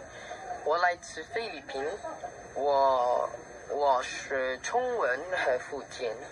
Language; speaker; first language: Greek; non-native, learner; Filipino